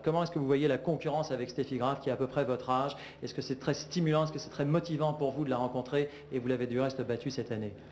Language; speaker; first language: French; native; French